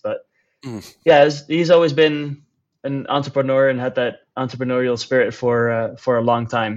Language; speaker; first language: English; non-native, fluent; Dutch